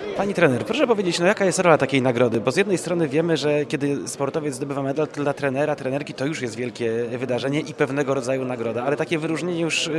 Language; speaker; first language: Polish; native; Polish